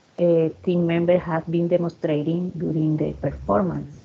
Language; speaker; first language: English; non-native, learner; Spanish